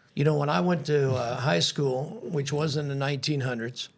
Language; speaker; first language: English; native; English